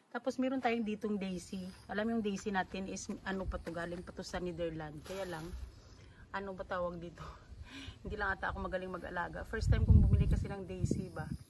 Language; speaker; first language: Filipino; non-native, local second language; Cebuano